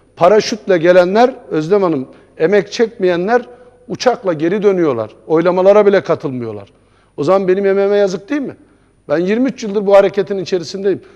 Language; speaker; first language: Turkish; native; Turkish